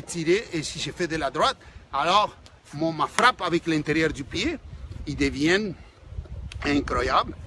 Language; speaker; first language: French; non-native, fluent; Spanish